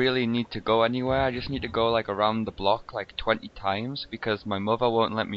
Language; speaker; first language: English; native; English